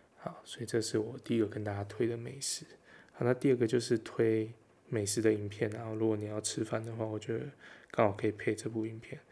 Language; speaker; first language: Chinese; native; Chinese